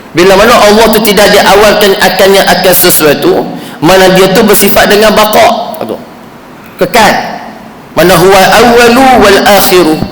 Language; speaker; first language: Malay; native; Malay